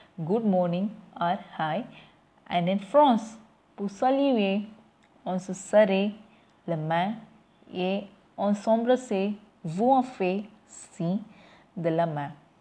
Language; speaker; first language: French; non-native, learner; Tamil